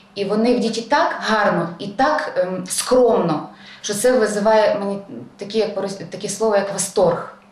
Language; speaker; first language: Ukrainian; native; Ukrainian